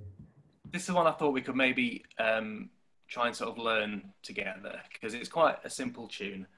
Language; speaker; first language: English; native; English